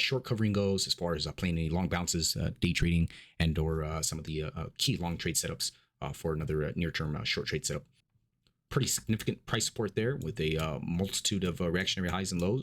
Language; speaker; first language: English; native; English